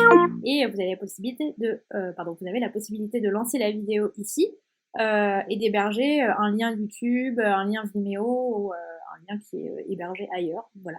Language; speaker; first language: French; native; French